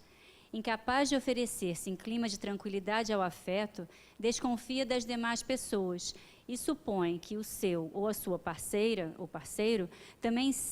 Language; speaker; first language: Portuguese; native; Portuguese